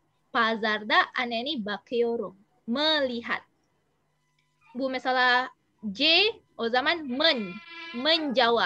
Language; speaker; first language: Turkish; non-native, learner; Indonesian